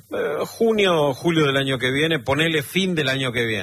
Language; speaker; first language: Spanish; native; Spanish